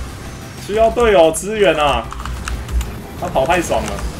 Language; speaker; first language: Chinese; native; Chinese